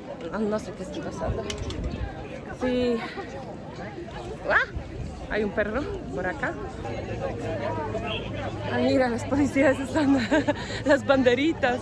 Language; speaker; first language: Spanish; non-native, fluent; Polish